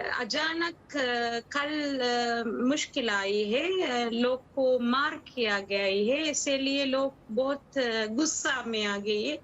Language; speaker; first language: Hindi; non-native, learner; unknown